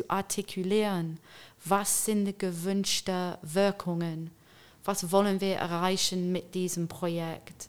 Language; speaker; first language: German; non-native, fluent; English